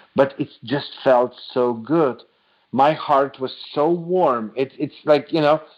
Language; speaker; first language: English; non-native, fluent; Slovenian